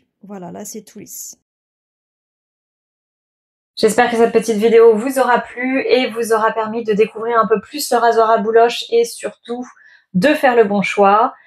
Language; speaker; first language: French; native; French